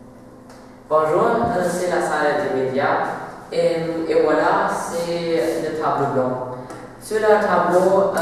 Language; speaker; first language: French; non-native, learner; German